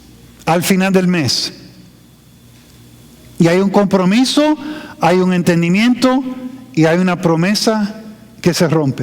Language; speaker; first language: Spanish; non-native, fluent; English